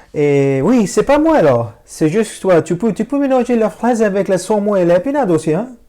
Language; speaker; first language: French; non-native, fluent; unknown